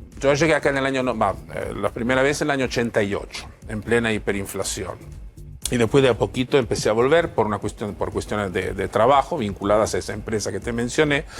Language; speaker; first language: Spanish; non-native, fluent; Italian